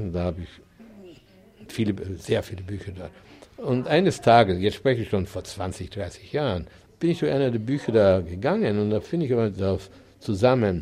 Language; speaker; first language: German; native; German